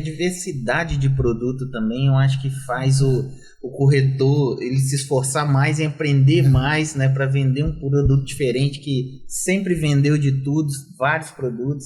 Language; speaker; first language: Portuguese; native; Portuguese